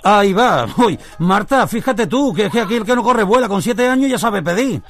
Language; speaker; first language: Spanish; native; Spanish